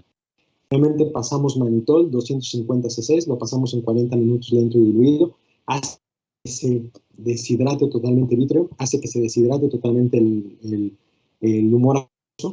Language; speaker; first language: Spanish; native; Spanish